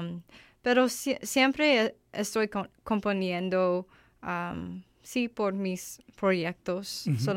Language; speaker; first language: Spanish; non-native, learner; English